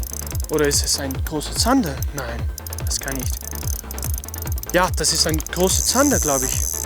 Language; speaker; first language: German; non-native, learner; Dutch